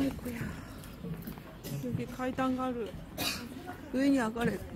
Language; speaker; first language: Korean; non-native, fluent; Japanese